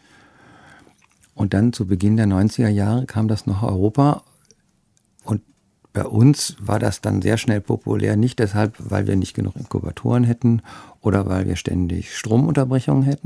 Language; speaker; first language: German; native; German